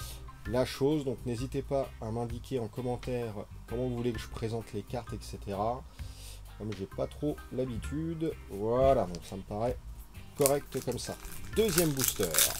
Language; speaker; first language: French; native; French